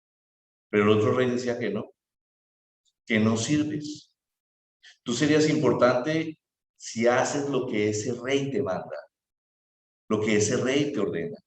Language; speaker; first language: Spanish; native; Spanish